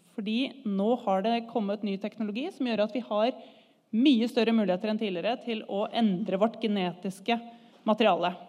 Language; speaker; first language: Norwegian; native; Norwegian